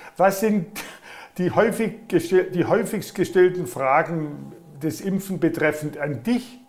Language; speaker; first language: German; native; German